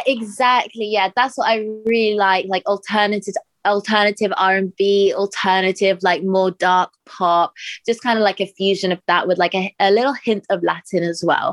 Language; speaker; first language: English; native; English